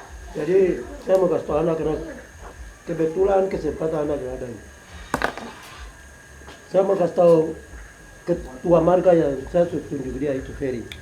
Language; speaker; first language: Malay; non-native, local second language; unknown